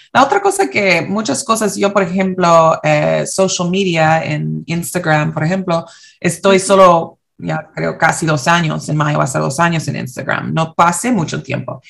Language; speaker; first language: Spanish; early bilingual, heritage; Spanish